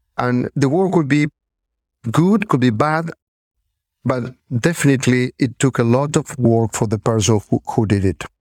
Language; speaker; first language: English; non-native, fluent; Spanish